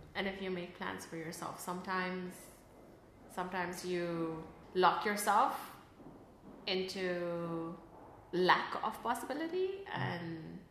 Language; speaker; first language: English; early bilingual, other home language; Urdu